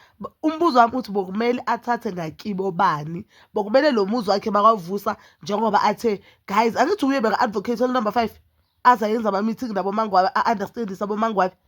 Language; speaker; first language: Zulu; native; Zulu